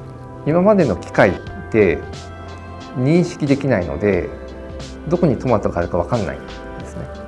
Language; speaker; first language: Japanese; native; Japanese